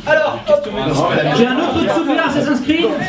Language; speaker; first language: French; native; French